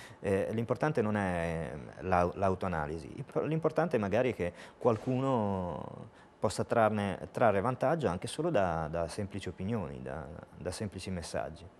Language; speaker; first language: Italian; native; Italian